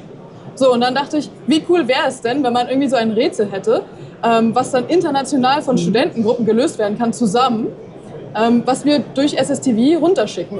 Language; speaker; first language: German; native; German